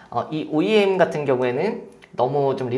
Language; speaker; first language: Korean; native; Korean